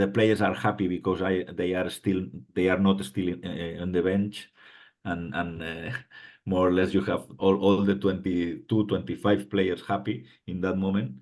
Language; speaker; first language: English; non-native, fluent; Spanish